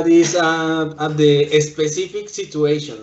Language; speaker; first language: English; non-native, learner; Spanish